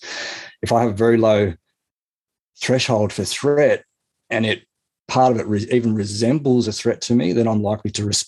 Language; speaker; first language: English; native; English